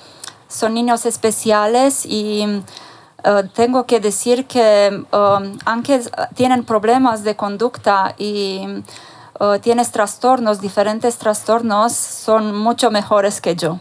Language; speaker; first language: Spanish; non-native, fluent; Romanian